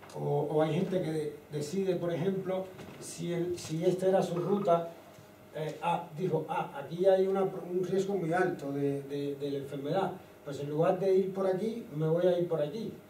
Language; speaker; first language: Spanish; native; Spanish